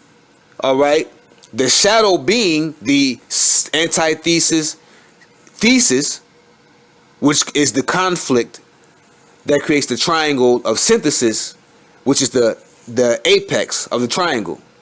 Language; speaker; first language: English; native; English